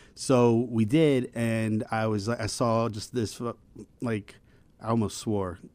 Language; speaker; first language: English; native; English